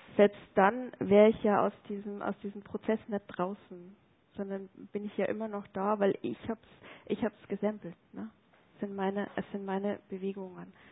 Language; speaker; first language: German; native; German